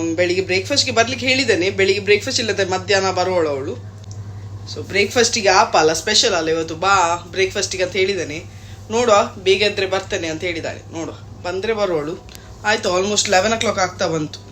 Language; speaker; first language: Kannada; non-native, local second language; Tulu